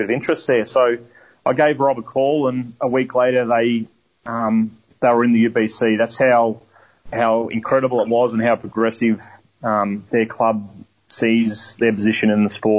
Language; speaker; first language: English; native; English